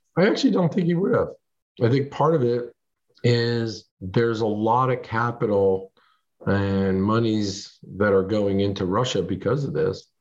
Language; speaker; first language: English; early bilingual, other home language; French